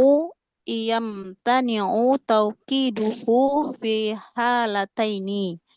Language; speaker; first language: Arabic; non-native, learner; Indonesian